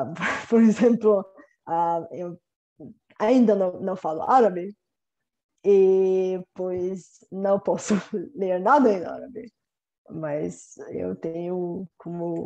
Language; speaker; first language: Portuguese; non-native, fluent; Bulgarian